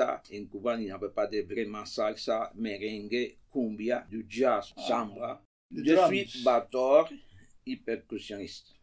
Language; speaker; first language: French; non-native, fluent; Spanish